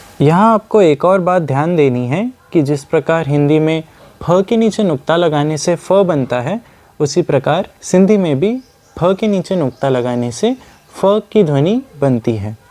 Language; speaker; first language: Hindi; non-native, local second language; Sindhi